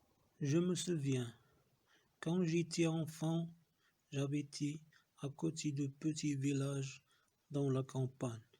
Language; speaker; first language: French; non-native, learner; Arabic